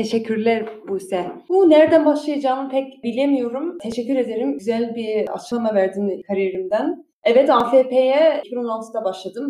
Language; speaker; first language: Turkish; early bilingual, heritage; Turkish